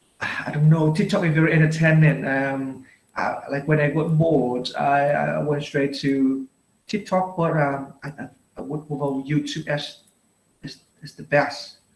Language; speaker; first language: English; non-native, fluent; Vietnamese